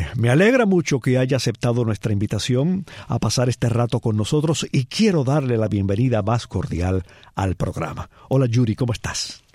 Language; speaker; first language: Spanish; native; Spanish